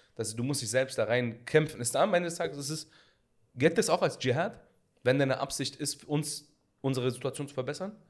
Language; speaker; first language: German; early bilingual, other home language; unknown